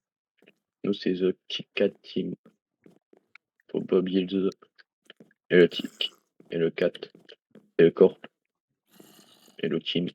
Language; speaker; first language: French; native; French